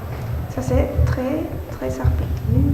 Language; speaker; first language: French; non-native, learner; Spanish